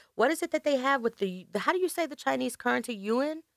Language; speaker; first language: English; native; English